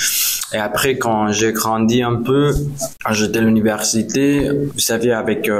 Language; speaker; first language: French; non-native, learner; Spanish